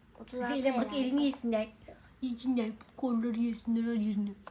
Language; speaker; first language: Turkish; native; Turkish